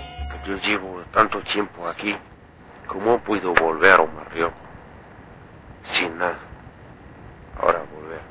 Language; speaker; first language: Spanish; non-native, learner; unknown